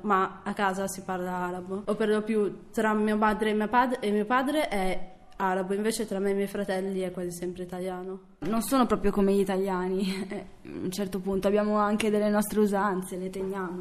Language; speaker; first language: Italian; early bilingual, other home language; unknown